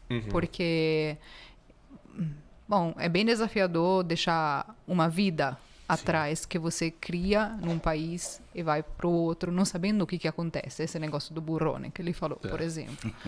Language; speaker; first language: Portuguese; non-native, fluent; Italian